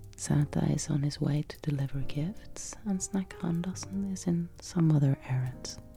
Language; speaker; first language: English; non-native, fluent; Norwegian